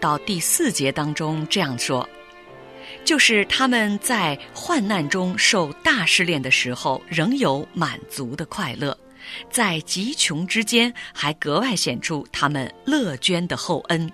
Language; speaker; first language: Chinese; native; Chinese